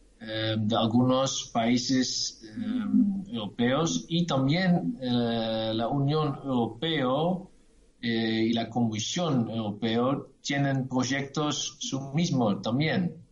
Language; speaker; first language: Spanish; non-native, learner; Dutch